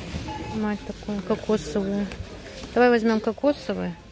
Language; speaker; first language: Russian; native; Russian